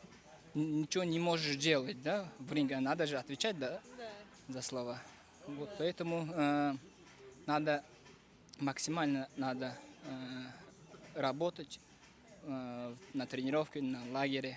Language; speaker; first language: Russian; non-native, fluent; Uzbek